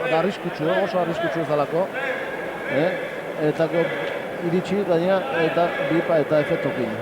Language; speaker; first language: Basque; native; Basque